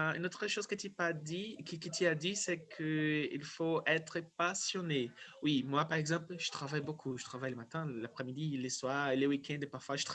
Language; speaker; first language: French; non-native, fluent; Portuguese